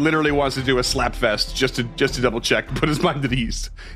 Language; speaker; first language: English; native; English